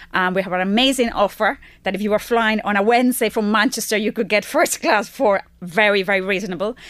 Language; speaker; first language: English; non-native, fluent; Spanish